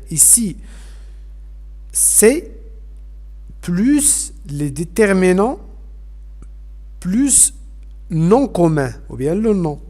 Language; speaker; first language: French; non-native, fluent; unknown